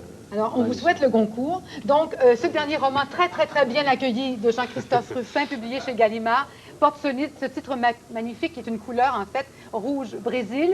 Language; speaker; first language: French; native; French